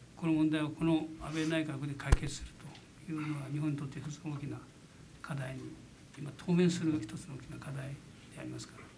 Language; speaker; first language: Japanese; native; Japanese